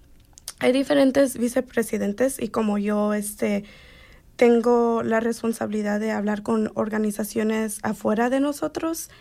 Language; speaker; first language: Spanish; early bilingual, heritage; Spanish